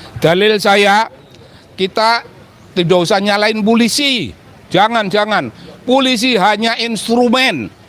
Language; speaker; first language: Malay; non-native, local second language; Javanese